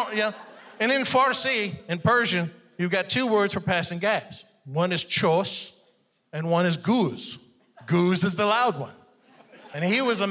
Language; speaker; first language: English; non-native, fluent; Persian